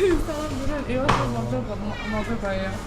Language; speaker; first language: Korean; non-native, learner; Persian